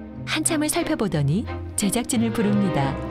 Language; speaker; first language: Korean; native; Korean